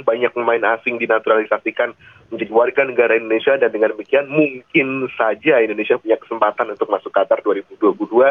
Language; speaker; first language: Indonesian; native; Indonesian